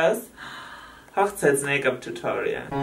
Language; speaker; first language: German; native; German